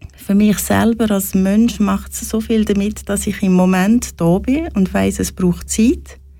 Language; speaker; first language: German; native; German